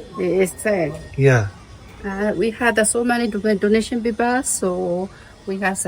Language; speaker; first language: English; non-native, learner; Burmese